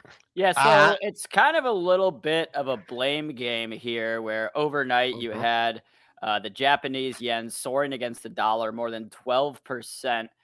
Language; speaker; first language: English; native; English